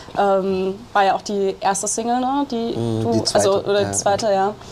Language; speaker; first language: German; native; German